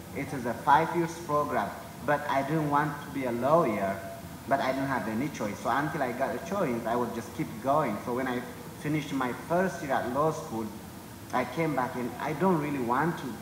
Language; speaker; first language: English; non-native, fluent; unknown